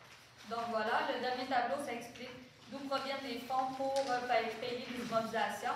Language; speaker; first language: French; native; French